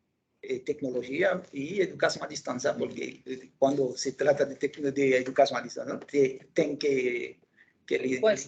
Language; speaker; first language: Portuguese; non-native, local second language; Haitian Creole